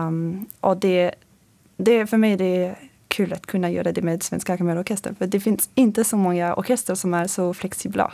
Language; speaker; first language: Swedish; non-native, fluent; French